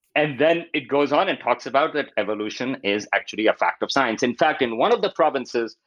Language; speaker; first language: English; non-native, local second language; Urdu